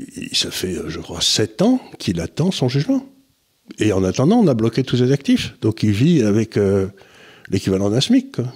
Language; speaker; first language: French; native; French